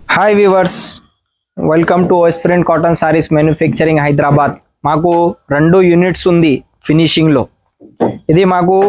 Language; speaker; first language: Telugu; non-native, learner; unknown